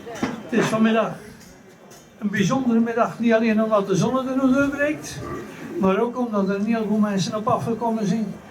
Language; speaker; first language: Dutch; native; Dutch